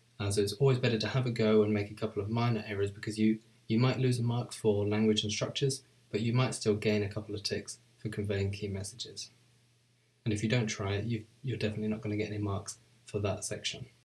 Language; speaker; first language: English; native; English